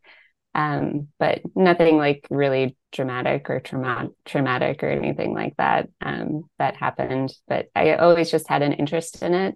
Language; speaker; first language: English; native; English